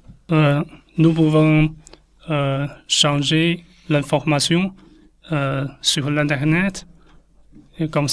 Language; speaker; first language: French; non-native, learner; Chinese